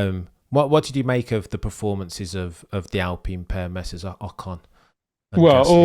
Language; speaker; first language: English; native; English